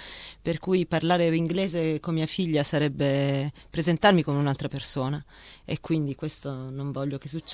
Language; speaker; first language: Italian; native; Italian